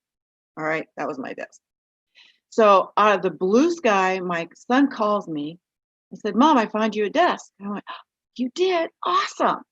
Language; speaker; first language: English; native; English